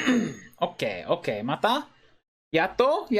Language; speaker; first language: Japanese; non-native, learner; English